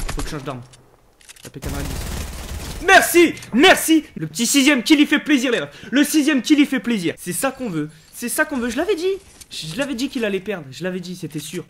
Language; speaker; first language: French; native; French